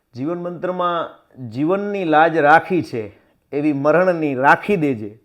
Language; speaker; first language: Gujarati; native; Gujarati